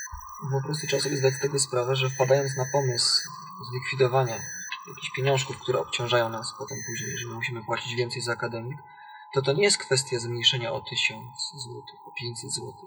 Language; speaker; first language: Polish; native; Polish